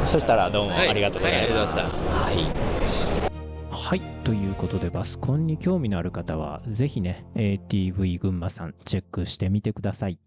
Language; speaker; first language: Japanese; native; Japanese